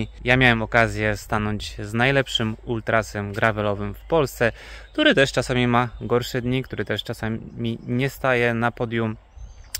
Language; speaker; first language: Polish; native; Polish